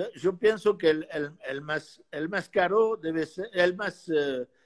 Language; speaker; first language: Spanish; non-native, fluent; French